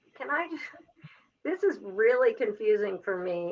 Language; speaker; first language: English; native; English